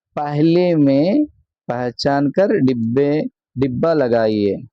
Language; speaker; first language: Hindi; non-native, local second language; Telugu